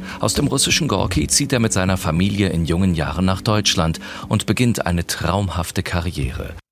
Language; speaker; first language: German; native; German